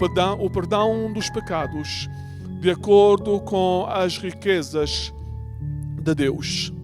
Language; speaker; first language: Portuguese; native; Portuguese